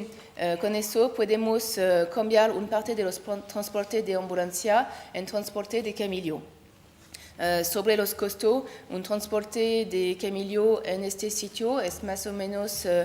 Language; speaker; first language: Spanish; non-native, learner; French